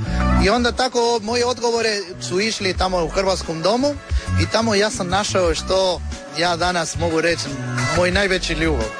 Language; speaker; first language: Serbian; non-native, learner; Spanish